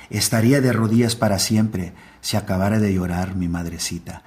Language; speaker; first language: Spanish; early bilingual, other home language; English